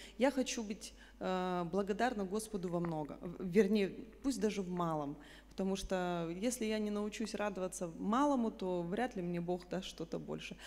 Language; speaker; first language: Russian; native; Russian